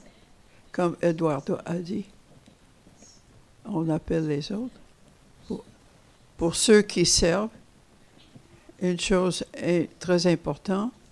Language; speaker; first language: French; non-native, fluent; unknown